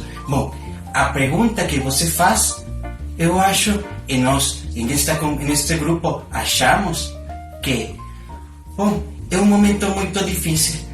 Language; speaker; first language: Portuguese; non-native, learner; Spanish